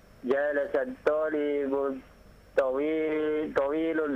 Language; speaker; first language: Arabic; non-native, learner; Indonesian